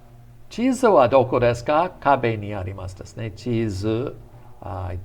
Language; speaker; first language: Japanese; non-native, fluent; English